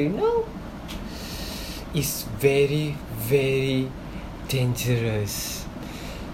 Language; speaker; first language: English; non-native, local second language; Malay